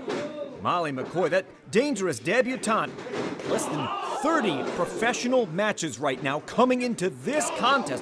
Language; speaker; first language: English; native; English